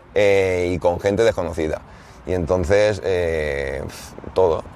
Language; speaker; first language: Spanish; native; Spanish